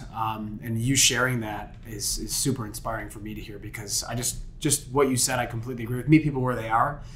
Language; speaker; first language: English; native; English